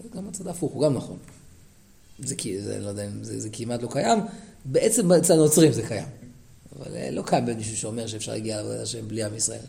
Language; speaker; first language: Hebrew; native; Hebrew